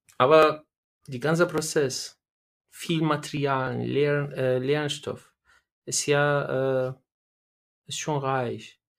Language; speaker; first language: German; non-native, learner; Arabic